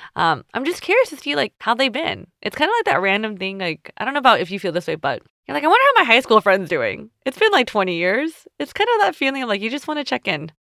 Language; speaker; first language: English; early bilingual, other home language; Chinese